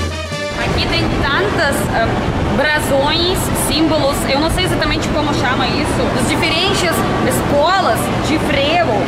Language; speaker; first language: Portuguese; non-native, fluent; Russian